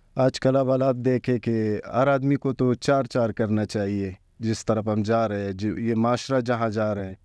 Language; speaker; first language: Urdu; non-native, local second language; Pashto